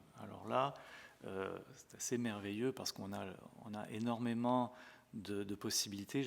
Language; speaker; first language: French; native; French